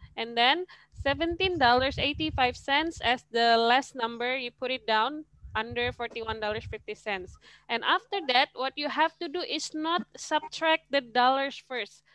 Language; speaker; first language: English; non-native, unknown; Indonesian